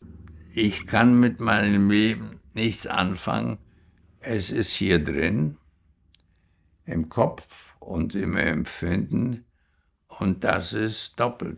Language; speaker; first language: German; early bilingual, heritage; German